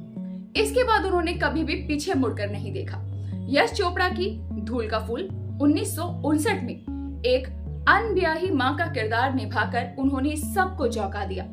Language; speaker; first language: Hindi; native; Hindi